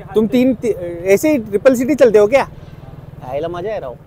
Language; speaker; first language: Hindi; non-native, local second language; Marathi